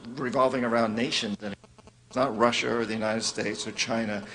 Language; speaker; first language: English; native; English